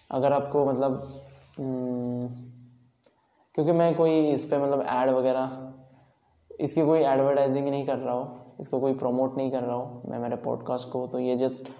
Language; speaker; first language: Hindi; non-native, local second language; Marathi